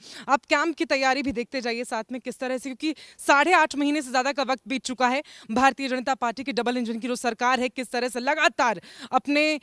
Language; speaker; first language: Hindi; native; Hindi